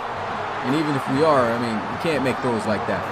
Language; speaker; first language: English; native; English